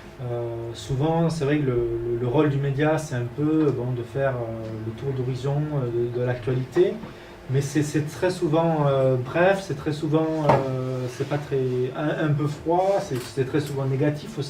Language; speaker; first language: French; native; French